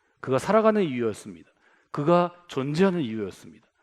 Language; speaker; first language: Korean; native; Korean